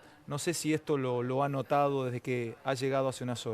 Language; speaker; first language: Spanish; native; Spanish